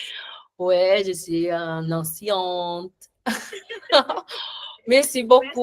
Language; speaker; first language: French; non-native, learner; Portuguese